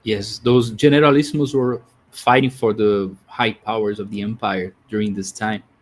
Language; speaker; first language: English; non-native, fluent; Portuguese